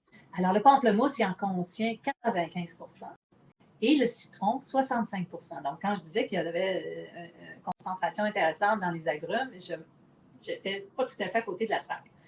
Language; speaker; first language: French; native; French